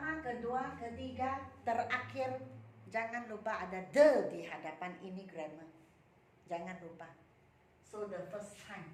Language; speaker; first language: Malay; non-native, local second language; Min Nan Chinese